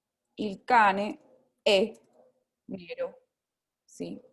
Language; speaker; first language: Italian; non-native, fluent; Spanish